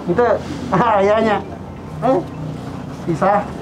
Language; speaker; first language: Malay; non-native, local second language; Sundanese